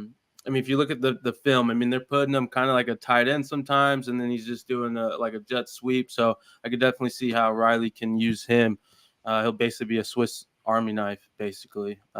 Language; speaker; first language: English; native; English